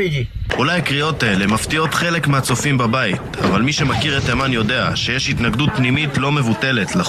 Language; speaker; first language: Hebrew; native; Hebrew